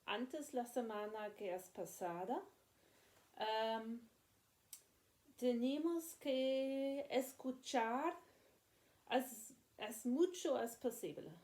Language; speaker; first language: Spanish; non-native, learner; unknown